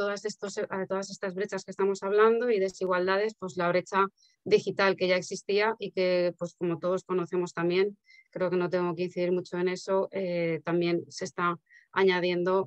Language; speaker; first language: Spanish; native; Spanish